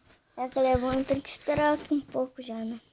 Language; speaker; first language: Portuguese; native; Portuguese